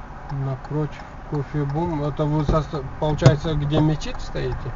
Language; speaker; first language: Russian; non-native, local second language; Kazakh